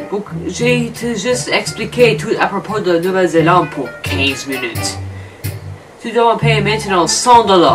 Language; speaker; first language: French; non-native, learner; English